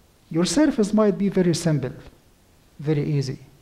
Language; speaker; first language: English; non-native, fluent; Arabic